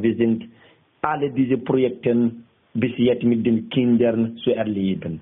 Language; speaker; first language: German; non-native, learner; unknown